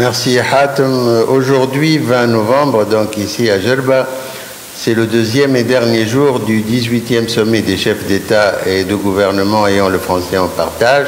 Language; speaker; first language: French; non-native, local second language; Arabic